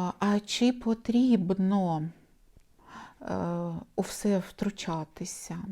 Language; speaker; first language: Ukrainian; non-native, local second language; Russian